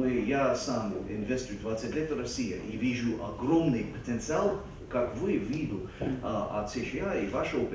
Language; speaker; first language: Russian; non-native, fluent; English